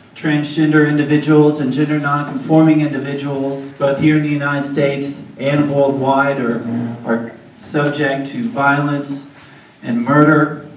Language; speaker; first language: English; native; English